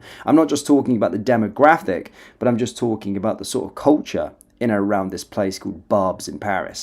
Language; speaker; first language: English; native; English